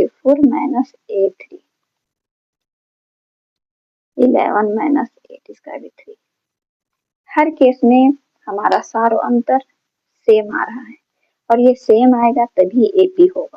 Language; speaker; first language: Hindi; native; Hindi